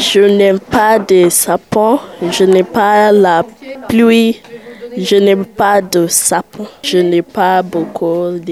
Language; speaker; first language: French; non-native, learner; English